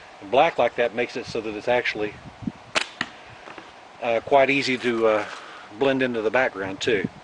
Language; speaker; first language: English; native; English